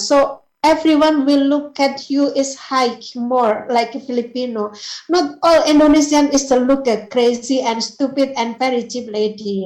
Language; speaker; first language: English; non-native, learner; Indonesian